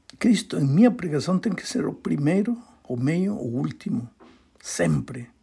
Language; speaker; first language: Portuguese; non-native, fluent; Spanish